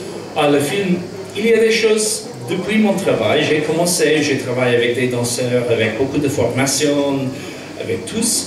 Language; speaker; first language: French; non-native, fluent; English